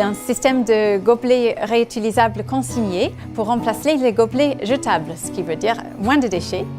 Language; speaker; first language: French; native; French